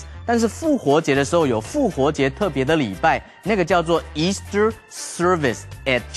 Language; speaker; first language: Chinese; native; Chinese